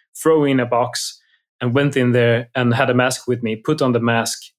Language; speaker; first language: English; non-native, fluent; Swedish